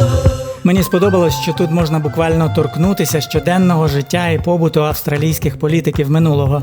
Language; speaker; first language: Ukrainian; native; Ukrainian